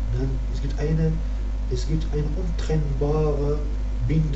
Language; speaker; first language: German; non-native, fluent; Arabic